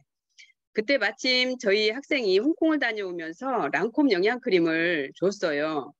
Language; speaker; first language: Korean; native; Korean